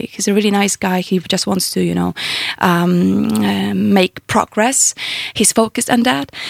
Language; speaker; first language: English; non-native, fluent; Polish